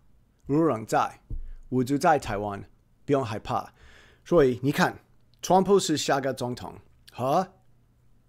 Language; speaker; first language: Chinese; non-native, fluent; English